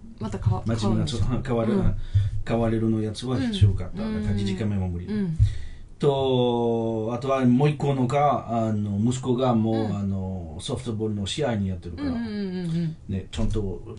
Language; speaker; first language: Japanese; non-native, fluent; French